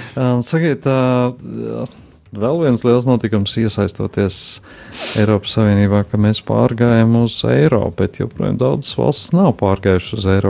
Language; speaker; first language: Latvian; native; Latvian